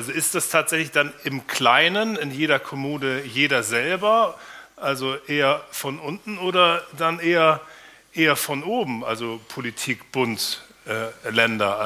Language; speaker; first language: German; native; German